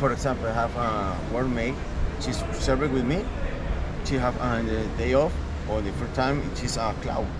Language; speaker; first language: English; non-native, learner; Spanish